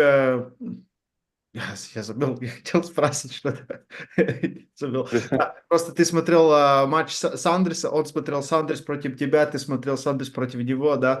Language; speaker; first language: Russian; non-native, learner; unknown